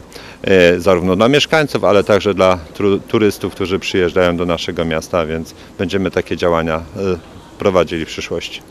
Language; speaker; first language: Polish; native; Polish